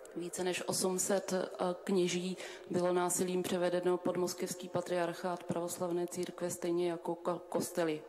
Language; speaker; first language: Czech; non-native, fluent; Ukrainian